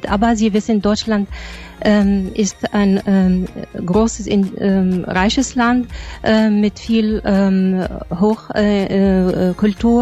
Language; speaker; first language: German; non-native, fluent; Arabic